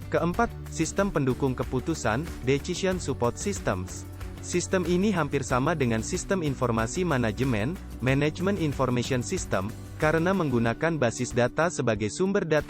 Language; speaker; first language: Indonesian; native; Indonesian